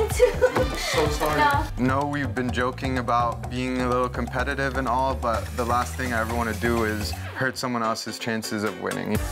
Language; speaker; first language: English; early bilingual, other home language; Arabic